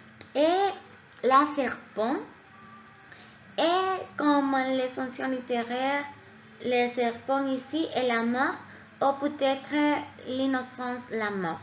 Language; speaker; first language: French; non-native, learner; Spanish